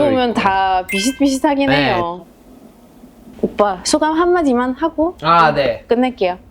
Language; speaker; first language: Korean; non-native, fluent; Arabic